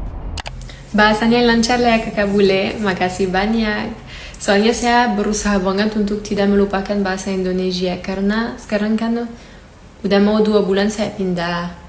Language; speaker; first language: Indonesian; non-native, learner; Japanese